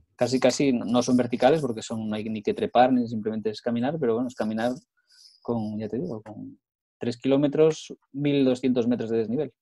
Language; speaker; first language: Spanish; native; Spanish